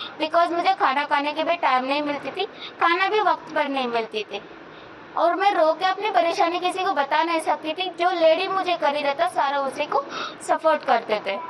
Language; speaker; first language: Hindi; non-native, local second language; Kannada